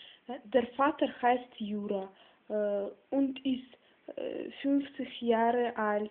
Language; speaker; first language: German; non-native, learner; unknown